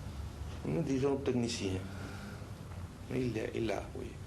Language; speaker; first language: French; non-native, fluent; Spanish